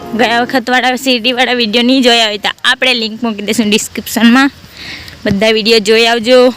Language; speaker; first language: Gujarati; non-native, local second language; Kukna